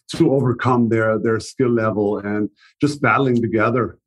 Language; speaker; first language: English; non-native, fluent; German